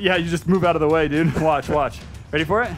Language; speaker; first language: English; native; English